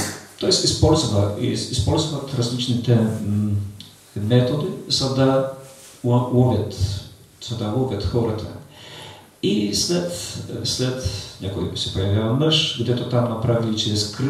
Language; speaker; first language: Bulgarian; non-native, fluent; Polish